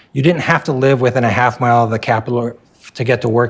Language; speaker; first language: English; native; English